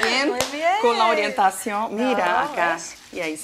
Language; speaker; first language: Spanish; non-native, learner; Portuguese